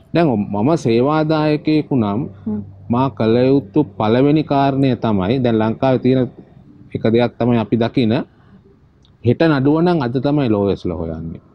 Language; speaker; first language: Sinhala; native; Sinhala